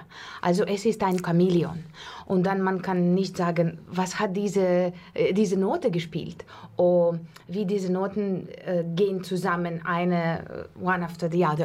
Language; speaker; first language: German; non-native, fluent; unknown